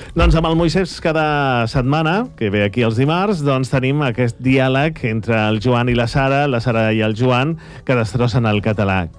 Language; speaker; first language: Catalan; native; Catalan